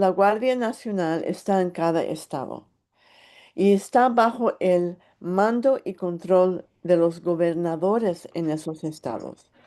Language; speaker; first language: Spanish; early bilingual, heritage; English